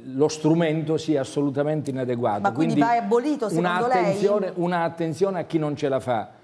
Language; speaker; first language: Italian; native; Italian